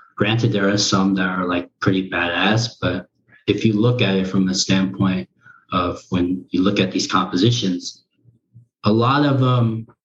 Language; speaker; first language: English; early bilingual, other home language; Korean